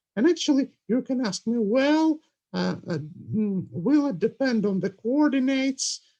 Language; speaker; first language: English; non-native, fluent; Russian